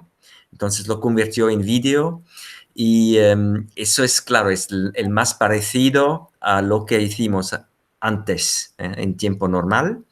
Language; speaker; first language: Spanish; non-native, fluent; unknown